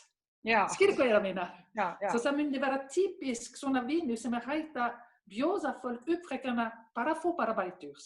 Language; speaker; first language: Icelandic; non-native, learner; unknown